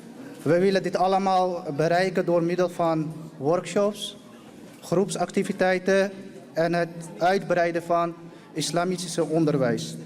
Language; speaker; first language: Dutch; early bilingual, other home language; Urdu